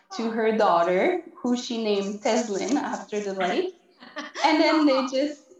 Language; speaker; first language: English; non-native, fluent; French